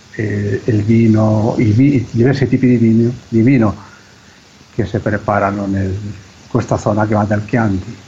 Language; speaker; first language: Italian; non-native, fluent; Spanish